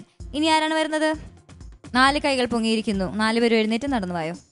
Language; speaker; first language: Malayalam; native; Malayalam